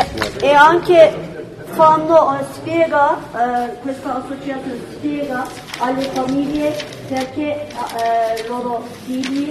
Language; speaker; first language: Italian; non-native, fluent; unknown